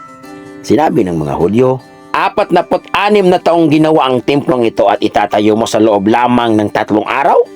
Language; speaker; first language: Filipino; native; Filipino